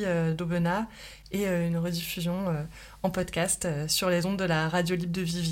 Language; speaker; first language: French; native; French